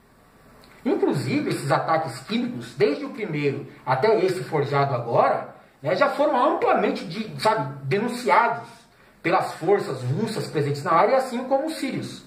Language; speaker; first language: Portuguese; native; Portuguese